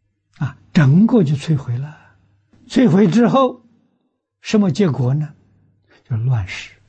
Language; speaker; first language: Chinese; native; Chinese